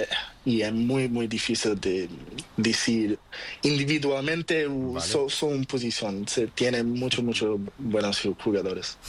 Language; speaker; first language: Spanish; non-native, learner; Portuguese